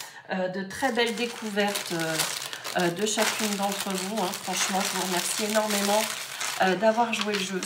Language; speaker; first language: French; native; French